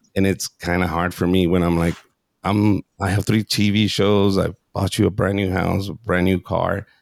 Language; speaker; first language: English; early bilingual, other home language; Spanish